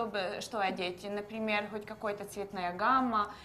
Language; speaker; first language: Russian; non-native, learner; Hungarian